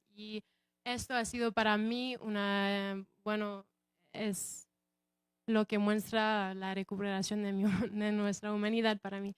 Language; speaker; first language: Spanish; non-native, fluent; English